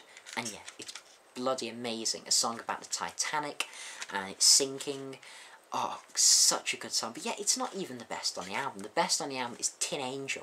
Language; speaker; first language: English; native; English